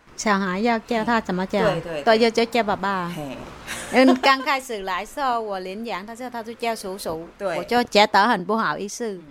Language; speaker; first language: Chinese; non-native, learner; Vietnamese